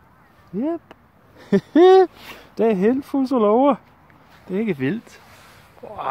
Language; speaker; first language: Danish; non-native, learner; English